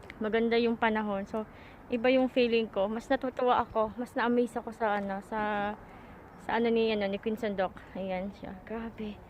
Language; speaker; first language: Filipino; native; Filipino